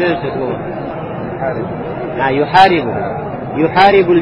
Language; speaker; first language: Russian; native; Russian